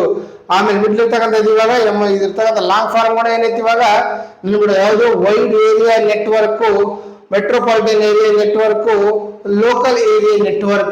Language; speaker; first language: Kannada; native; Kannada